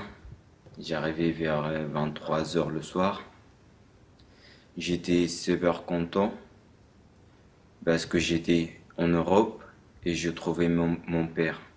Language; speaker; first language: French; non-native, learner; Arabic